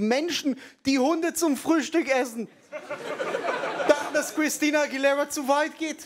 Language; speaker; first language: German; non-native, fluent; Hebrew